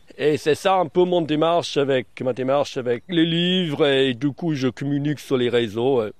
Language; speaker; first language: French; early bilingual, other home language; English